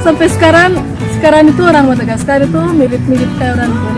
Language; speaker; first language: Indonesian; non-native, learner; Malagasy